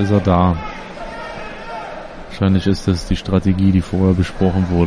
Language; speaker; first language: German; native; German